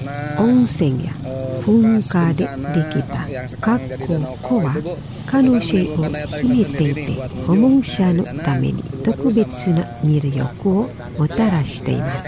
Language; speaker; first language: Japanese; non-native, fluent; Indonesian